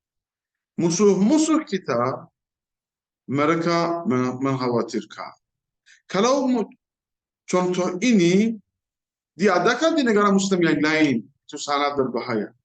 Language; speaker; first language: Indonesian; non-native, fluent; Persian